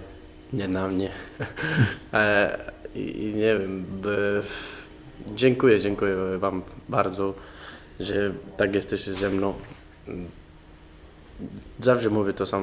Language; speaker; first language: Polish; non-native, fluent; Spanish